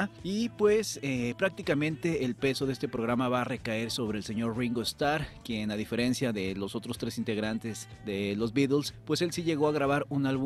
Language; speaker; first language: Spanish; native; Spanish